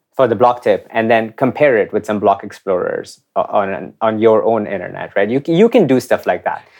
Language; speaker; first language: English; non-native, local second language; Hindi